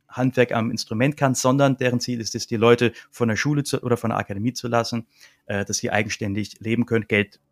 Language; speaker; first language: German; native; German